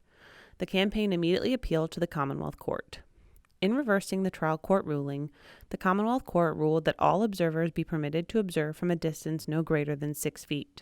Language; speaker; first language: English; native; English